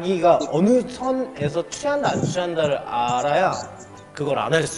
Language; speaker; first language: Korean; native; Korean